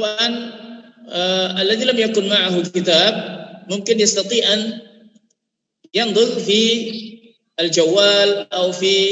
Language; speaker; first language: Arabic; non-native, fluent; Indonesian